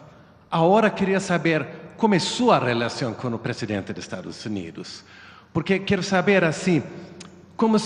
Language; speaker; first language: Spanish; non-native, learner; Swedish